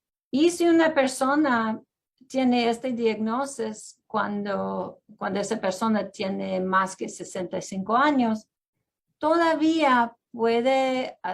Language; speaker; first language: Spanish; early bilingual, heritage; Spanish